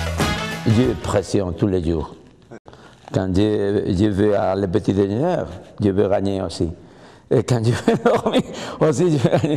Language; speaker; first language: French; non-native, learner; Spanish